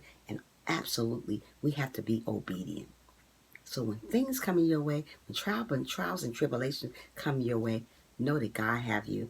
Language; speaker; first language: English; native; English